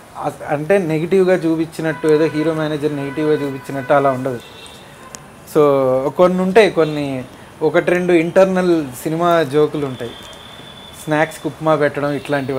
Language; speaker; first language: Telugu; native; Telugu